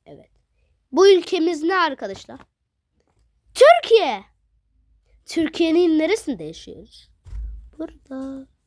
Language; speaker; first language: Turkish; early bilingual, other home language; Arabic